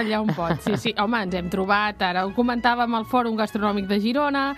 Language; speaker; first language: Catalan; native; Catalan